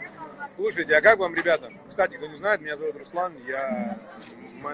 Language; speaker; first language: Russian; native; Russian